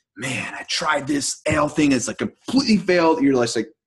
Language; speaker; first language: English; native; English